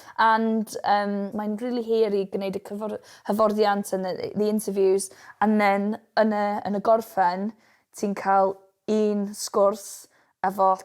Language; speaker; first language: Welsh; non-native, local second language; English